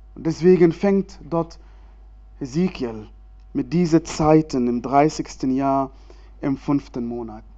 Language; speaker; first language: German; non-native, fluent; Arabic